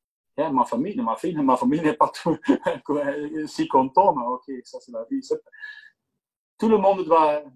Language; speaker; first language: French; non-native, local second language; Dutch